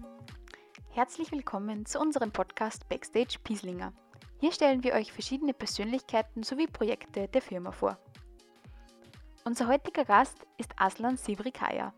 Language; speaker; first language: German; native; German